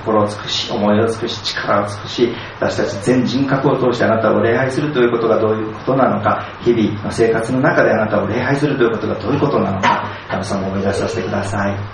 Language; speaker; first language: Japanese; native; Japanese